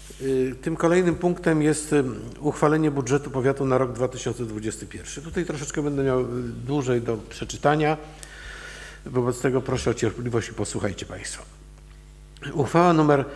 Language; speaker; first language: Polish; native; Polish